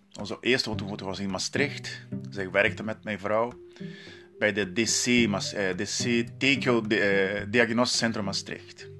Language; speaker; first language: Dutch; non-native, learner; Portuguese